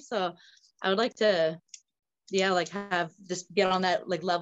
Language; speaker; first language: English; native; English